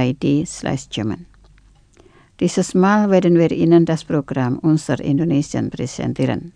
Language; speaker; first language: German; non-native, fluent; Indonesian